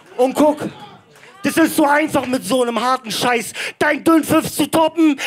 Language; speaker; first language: German; early bilingual, other home language; Greek